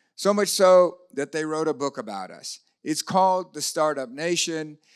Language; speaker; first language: English; native; English